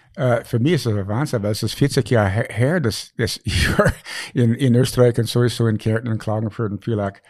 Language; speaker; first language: German; non-native, fluent; English